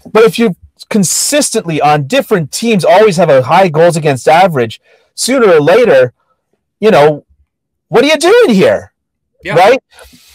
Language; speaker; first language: English; native; English